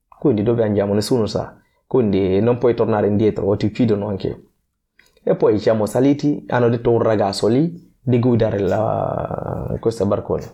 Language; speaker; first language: Italian; non-native, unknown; Fula